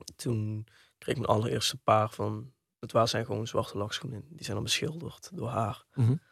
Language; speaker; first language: Dutch; native; Dutch